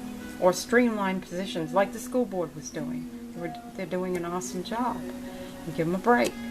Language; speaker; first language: English; native; English